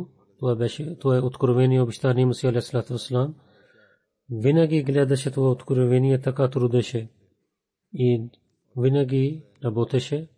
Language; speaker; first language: Bulgarian; non-native, fluent; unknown